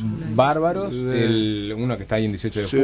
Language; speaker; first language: Spanish; native; Spanish